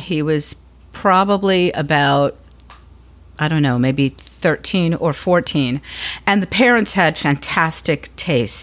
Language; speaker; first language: English; native; English